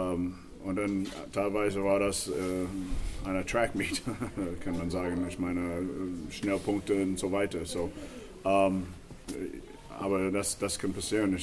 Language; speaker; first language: German; non-native, fluent; English